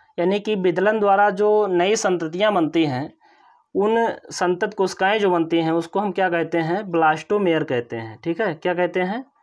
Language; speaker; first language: Hindi; native; Hindi